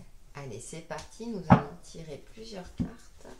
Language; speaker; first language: French; native; French